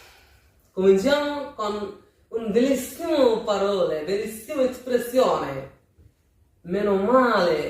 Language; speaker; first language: Italian; non-native, learner; Bangla